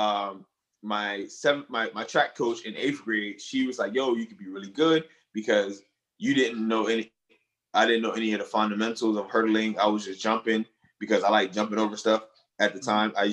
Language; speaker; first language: English; early bilingual, other home language; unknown